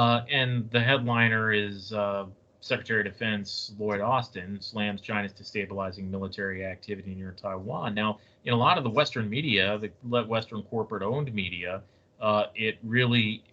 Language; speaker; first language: English; native; English